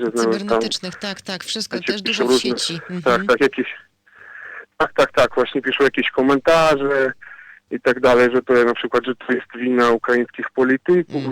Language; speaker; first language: Polish; non-native, fluent; Ukrainian